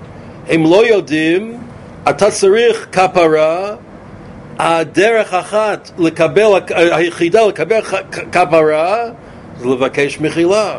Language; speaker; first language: Hebrew; non-native, fluent; English